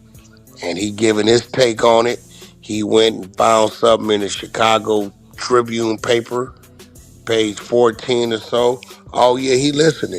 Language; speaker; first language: English; native; English